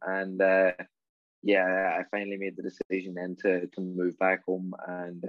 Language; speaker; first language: English; native; English